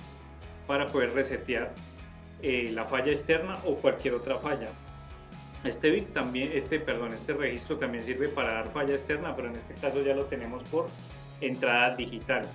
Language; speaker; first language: Spanish; native; Spanish